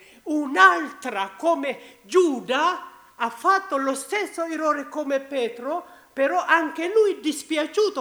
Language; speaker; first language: Italian; non-native, learner; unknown